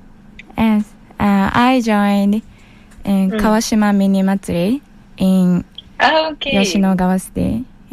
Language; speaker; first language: English; non-native, learner; Japanese